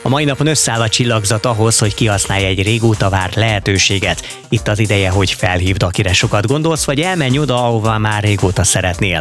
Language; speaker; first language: Hungarian; native; Hungarian